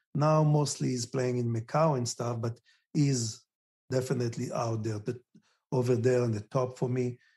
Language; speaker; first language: English; non-native, fluent; Hebrew